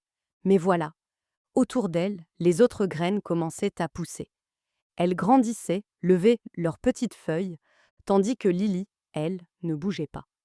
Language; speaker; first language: French; native; French